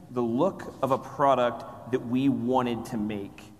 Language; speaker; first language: English; native; English